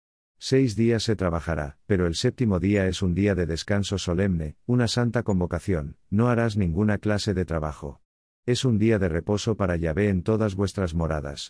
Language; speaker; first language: Spanish; native; Spanish